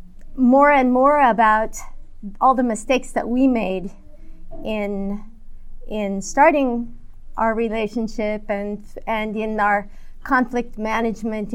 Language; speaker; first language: English; native; English